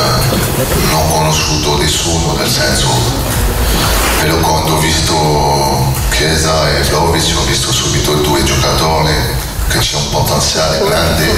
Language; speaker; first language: Italian; non-native, learner; French